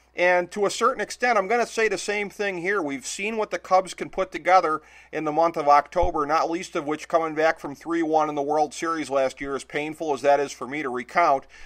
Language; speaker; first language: English; native; English